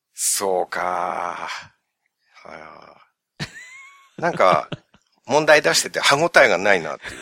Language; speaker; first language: Japanese; native; Japanese